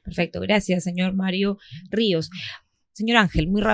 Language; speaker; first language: Spanish; native; Spanish